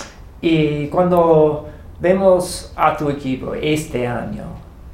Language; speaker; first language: Spanish; non-native, learner; English